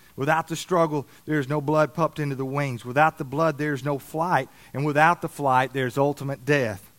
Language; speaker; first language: English; native; English